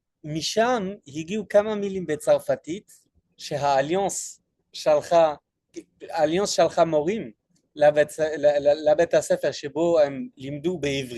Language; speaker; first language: Hebrew; non-native, fluent; French